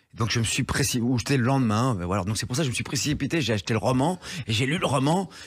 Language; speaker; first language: French; native; French